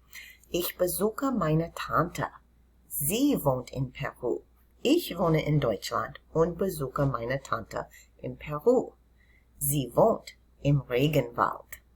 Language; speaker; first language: German; non-native, fluent; English